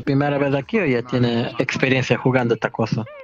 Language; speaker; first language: Spanish; non-native, fluent; English